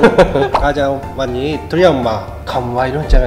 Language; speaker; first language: Thai; non-native, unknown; Japanese